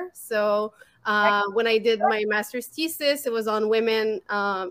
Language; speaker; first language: English; non-native, fluent; French